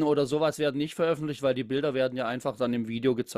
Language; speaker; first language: German; native; German